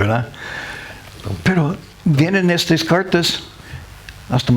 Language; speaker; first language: Spanish; non-native, learner; English